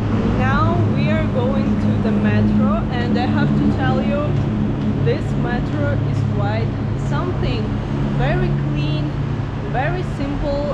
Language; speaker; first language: English; non-native, fluent; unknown